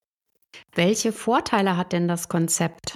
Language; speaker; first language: German; native; German